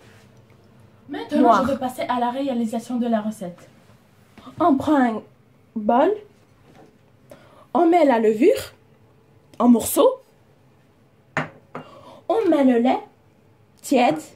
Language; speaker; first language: French; non-native, learner; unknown